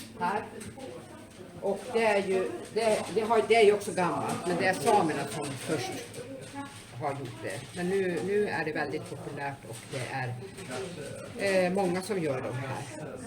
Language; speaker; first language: Swedish; native; Swedish